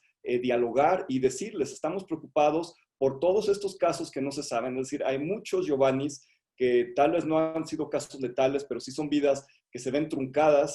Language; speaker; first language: Spanish; native; Spanish